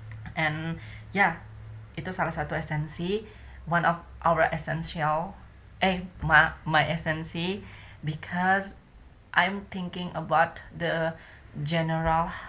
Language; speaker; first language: English; non-native, learner; Indonesian